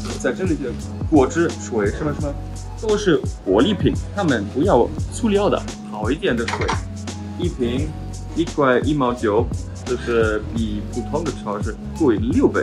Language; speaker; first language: Chinese; non-native, fluent; German